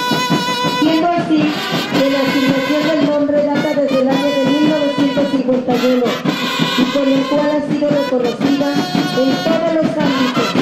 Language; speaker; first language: Spanish; native; Spanish